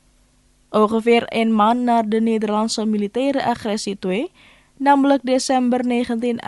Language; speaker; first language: Dutch; non-native, fluent; Indonesian